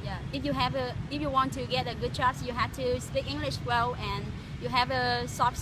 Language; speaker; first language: English; non-native, learner; Vietnamese